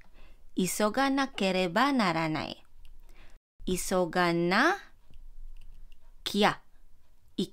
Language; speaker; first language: Japanese; non-native, fluent; Filipino